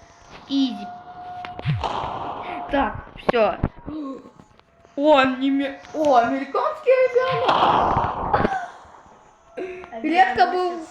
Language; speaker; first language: Russian; native; Russian